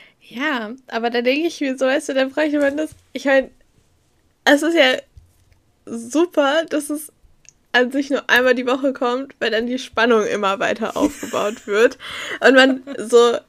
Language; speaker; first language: German; native; German